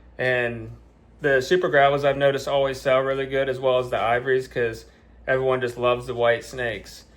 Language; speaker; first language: English; native; English